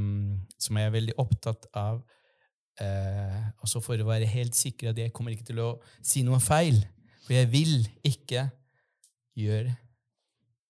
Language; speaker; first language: Norwegian; non-native, fluent; Spanish